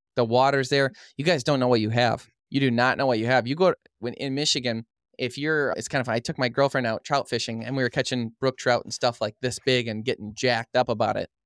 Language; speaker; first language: English; native; English